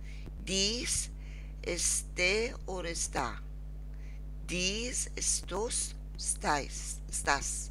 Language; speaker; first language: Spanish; non-native, learner; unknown